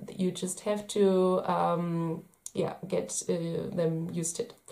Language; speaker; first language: English; non-native, fluent; German